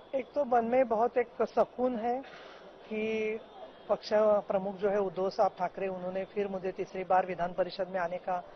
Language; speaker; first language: Hindi; non-native, local second language; Marathi